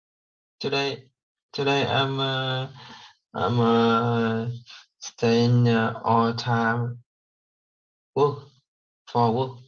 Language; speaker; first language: English; non-native, learner; Vietnamese